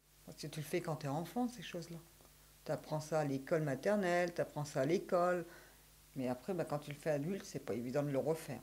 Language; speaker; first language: French; native; French